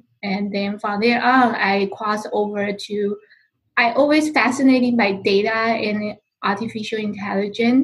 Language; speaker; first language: English; non-native, fluent; Chinese